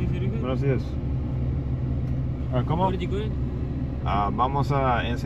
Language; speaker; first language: Spanish; non-native, fluent; English